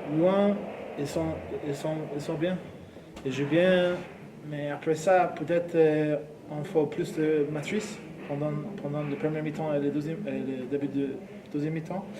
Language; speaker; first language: French; non-native, learner; English